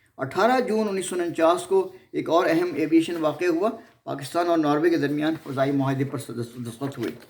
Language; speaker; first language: Urdu; native; Urdu